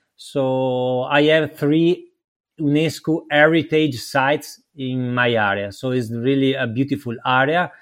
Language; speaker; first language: English; non-native, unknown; Italian